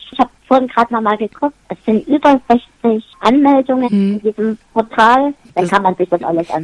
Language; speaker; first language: German; native; German